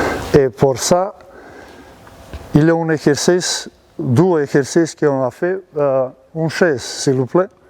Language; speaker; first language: French; non-native, learner; Serbian